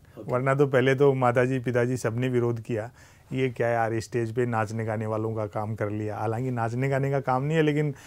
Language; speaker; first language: Hindi; native; Hindi